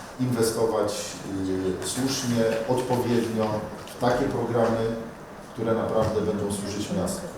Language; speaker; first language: Polish; native; Polish